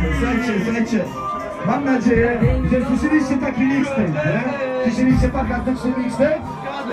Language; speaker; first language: Polish; native; Polish